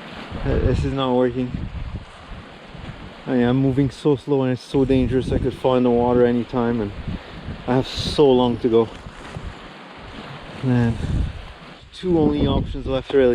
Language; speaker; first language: English; non-native, local second language; French